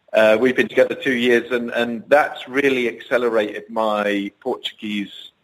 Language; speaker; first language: English; native; English